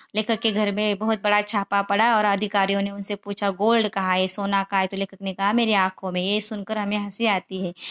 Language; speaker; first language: Hindi; non-native, local second language; Marathi